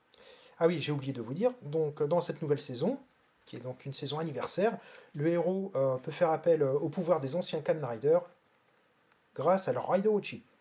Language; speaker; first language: French; native; French